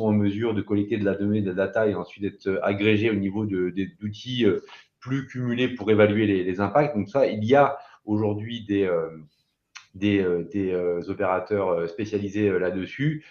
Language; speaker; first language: French; native; French